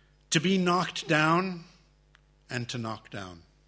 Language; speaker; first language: English; early bilingual, other home language; Spanish